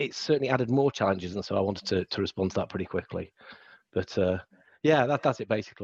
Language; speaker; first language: English; native; English